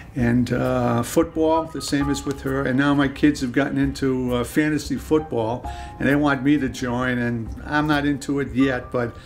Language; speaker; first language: English; native; English